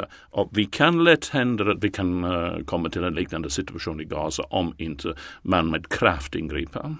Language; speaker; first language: Swedish; non-native, fluent; English